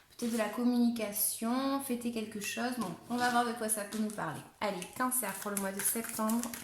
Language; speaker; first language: French; non-native, fluent; Spanish